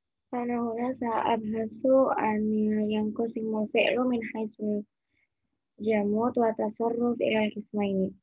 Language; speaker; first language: Arabic; non-native, learner; Indonesian